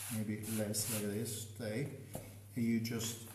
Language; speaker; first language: English; non-native, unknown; Italian